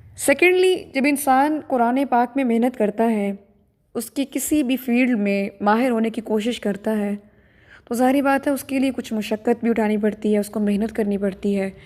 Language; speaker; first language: Urdu; native; Urdu